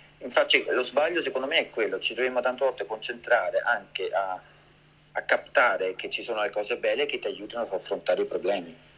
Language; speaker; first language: Italian; early bilingual, heritage; Italian